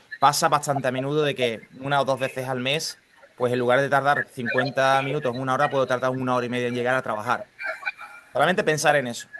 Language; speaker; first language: Spanish; native; Spanish